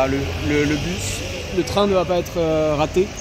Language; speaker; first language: French; native; French